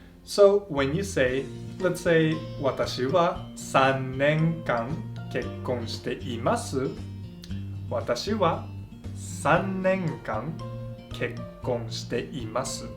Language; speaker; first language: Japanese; non-native, fluent; Filipino